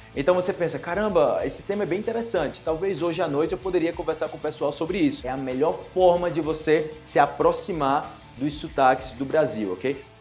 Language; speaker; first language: Portuguese; native; Portuguese